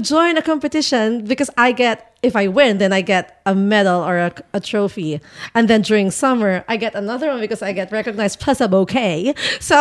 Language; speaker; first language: English; non-native, local second language; Filipino